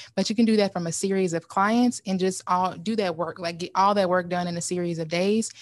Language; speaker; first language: English; native; English